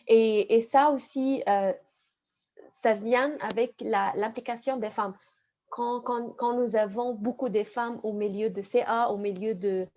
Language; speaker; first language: French; non-native, fluent; Arabic